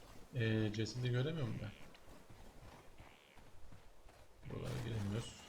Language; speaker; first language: Turkish; native; Turkish